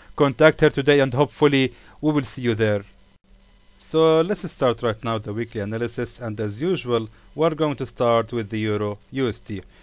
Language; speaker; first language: English; non-native, fluent; Arabic